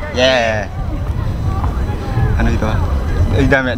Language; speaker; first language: Japanese; non-native, learner; Indonesian